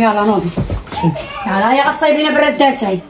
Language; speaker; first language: Arabic; native; Arabic